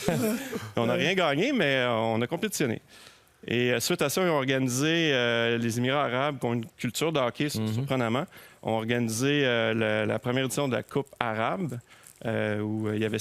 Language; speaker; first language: French; native; French